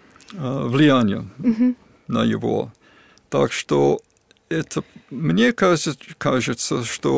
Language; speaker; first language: Russian; non-native, fluent; English